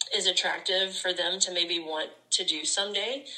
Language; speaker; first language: English; native; English